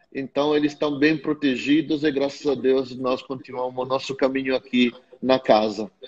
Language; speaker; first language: Portuguese; non-native, fluent; Italian